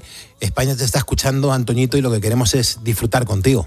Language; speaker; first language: Spanish; native; Spanish